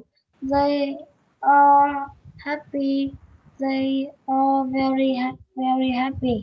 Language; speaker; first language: English; non-native, learner; Vietnamese